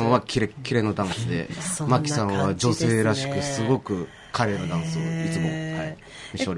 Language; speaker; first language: Japanese; native; Japanese